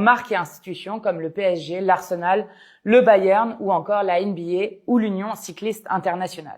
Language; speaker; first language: French; native; French